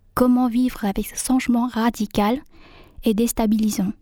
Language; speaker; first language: French; non-native, fluent; Vietnamese